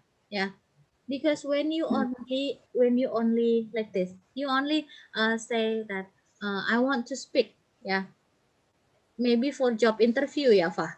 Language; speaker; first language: English; non-native, fluent; Indonesian